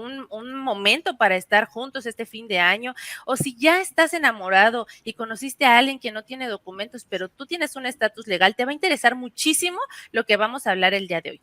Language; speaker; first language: Spanish; native; Spanish